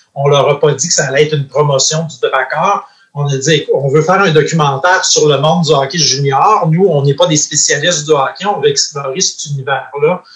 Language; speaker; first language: French; native; French